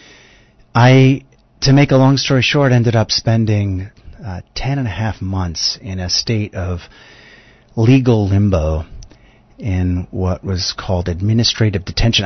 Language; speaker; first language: English; native; English